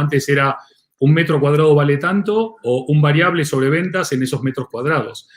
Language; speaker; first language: Spanish; native; Spanish